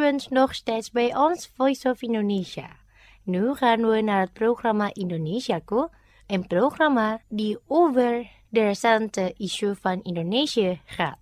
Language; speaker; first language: Dutch; non-native, fluent; Indonesian